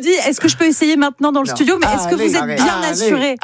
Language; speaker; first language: French; native; French